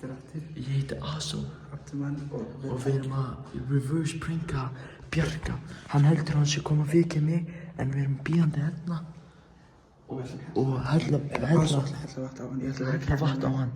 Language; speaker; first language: Icelandic; non-native, local second language; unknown